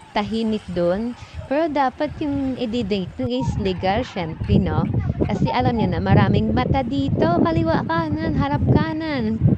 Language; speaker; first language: Filipino; non-native, local second language; Hiligaynon